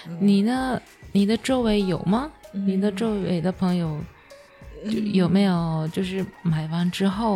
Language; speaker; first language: Chinese; non-native, learner; Japanese